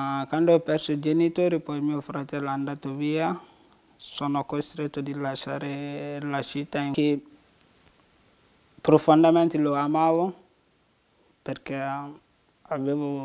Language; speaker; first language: Italian; non-native, learner; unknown